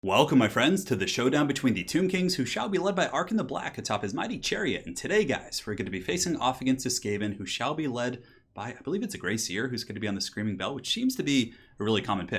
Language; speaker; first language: English; native; English